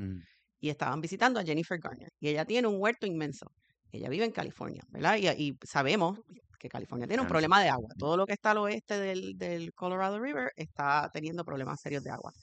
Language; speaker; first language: Spanish; native; Spanish